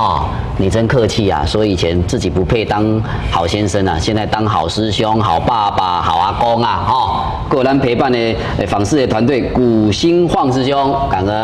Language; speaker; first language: Chinese; native; Chinese